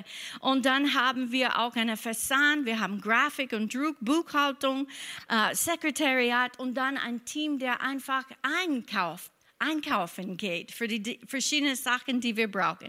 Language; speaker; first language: German; non-native, fluent; English